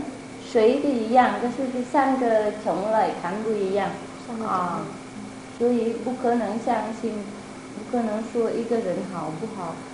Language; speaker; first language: Chinese; non-native, fluent; Vietnamese